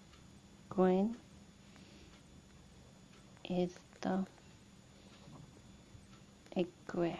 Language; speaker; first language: Spanish; non-native, learner; Hindi